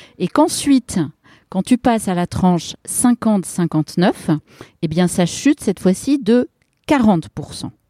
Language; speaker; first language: French; native; French